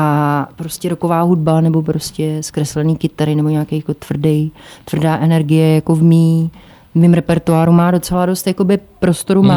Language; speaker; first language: Czech; native; Czech